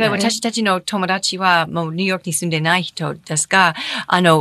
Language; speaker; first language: Japanese; non-native, fluent; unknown